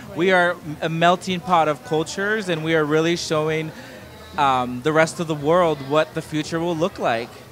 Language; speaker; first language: English; early bilingual, other home language; Spanish